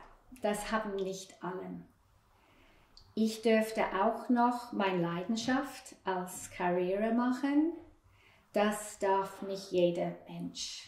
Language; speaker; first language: German; non-native, fluent; English